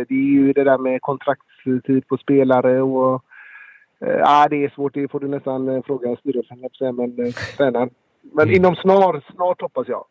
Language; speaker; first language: Swedish; native; Swedish